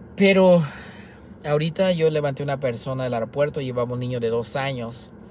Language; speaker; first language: Spanish; native; Spanish